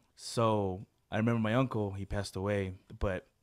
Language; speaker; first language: English; early bilingual, other home language; Spanish